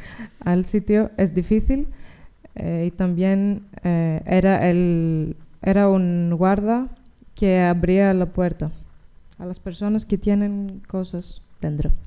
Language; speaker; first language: Spanish; non-native, learner; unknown